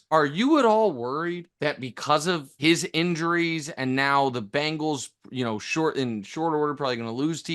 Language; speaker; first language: English; native; English